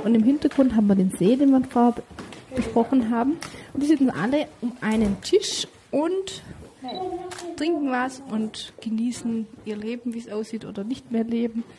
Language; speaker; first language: German; native; German